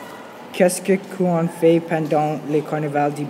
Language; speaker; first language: French; non-native, learner; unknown